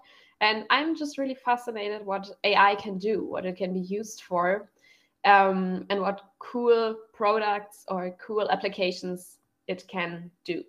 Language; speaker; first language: English; non-native, fluent; German